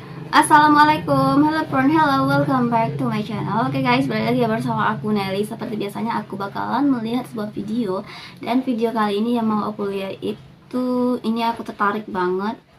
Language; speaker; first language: Indonesian; native; Indonesian